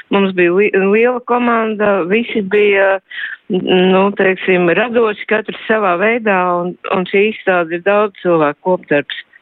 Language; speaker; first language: Latvian; native; Latvian